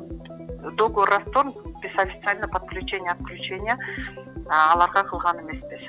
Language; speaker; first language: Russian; non-native, local second language; Kyrgyz